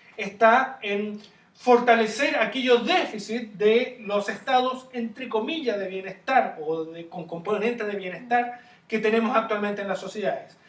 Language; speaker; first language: Spanish; native; Spanish